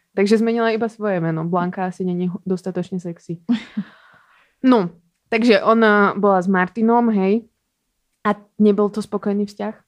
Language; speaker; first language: Slovak; native; Slovak